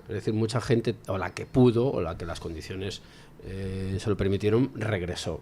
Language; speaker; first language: Spanish; native; Spanish